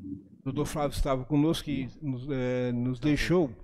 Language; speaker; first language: Portuguese; native; Portuguese